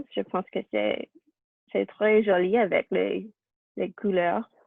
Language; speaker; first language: French; non-native, learner; English